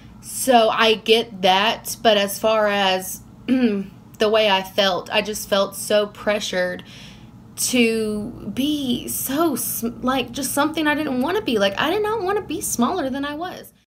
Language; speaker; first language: English; native; English